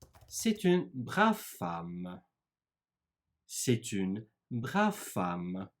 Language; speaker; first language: French; non-native, fluent; Turkish